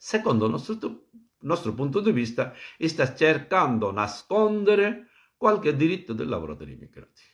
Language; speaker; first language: Italian; non-native, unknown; Bangla